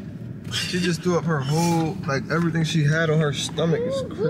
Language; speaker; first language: English; native; English